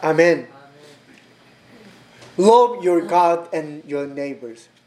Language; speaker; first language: English; non-native, learner; Korean